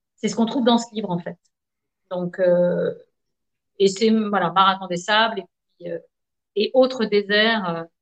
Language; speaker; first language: French; native; French